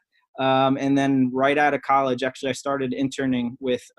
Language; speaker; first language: English; native; English